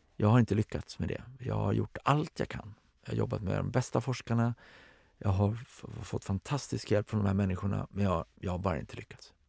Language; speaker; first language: Swedish; native; Swedish